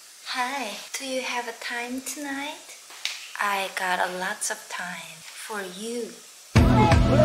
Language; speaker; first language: English; non-native, learner; Korean